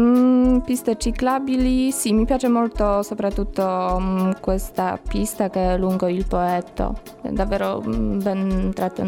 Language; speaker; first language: Italian; non-native, learner; Polish